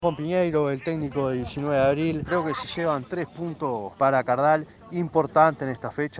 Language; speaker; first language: Spanish; native; Spanish